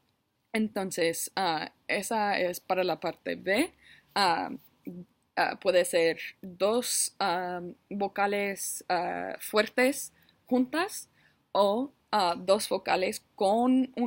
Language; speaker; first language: Spanish; non-native, learner; English